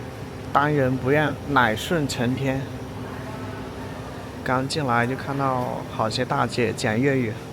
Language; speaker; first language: Chinese; native; Chinese